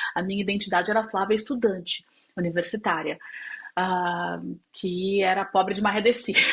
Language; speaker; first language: Portuguese; native; Portuguese